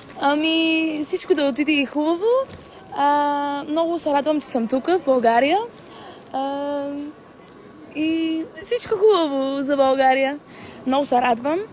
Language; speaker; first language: Bulgarian; early bilingual, heritage; Greek